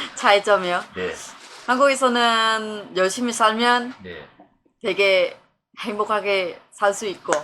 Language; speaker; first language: Korean; non-native, fluent; Khmer